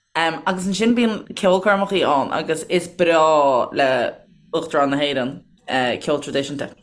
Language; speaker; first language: Irish; native; Irish